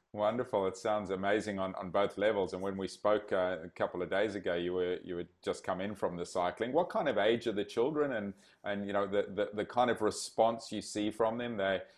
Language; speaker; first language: English; native; English